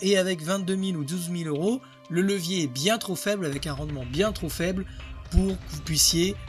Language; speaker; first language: French; native; French